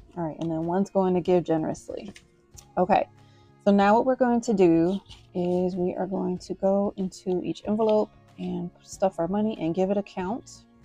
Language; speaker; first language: English; native; English